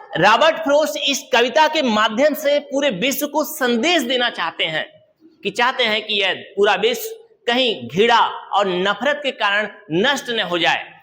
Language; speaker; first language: Hindi; native; Hindi